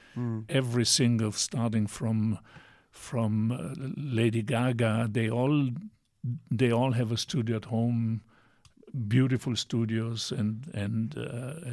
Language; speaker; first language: English; non-native, fluent; Italian